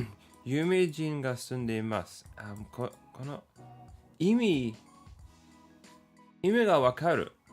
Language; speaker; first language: Japanese; non-native, learner; English